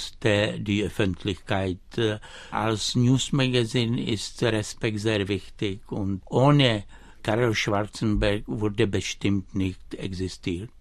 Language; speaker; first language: German; non-native, fluent; Czech